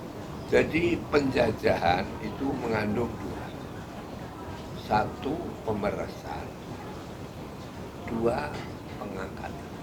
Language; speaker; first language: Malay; non-native, local second language; Javanese